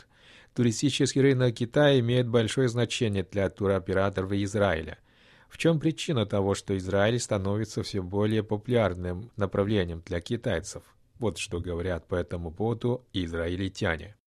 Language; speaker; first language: Russian; non-native, fluent; Chinese